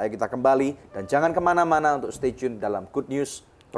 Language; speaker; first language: Indonesian; native; Indonesian